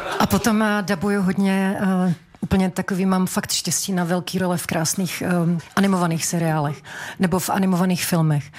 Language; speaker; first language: Czech; native; Czech